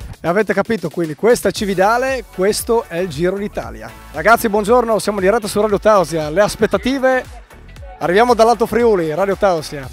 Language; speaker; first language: Italian; native; Italian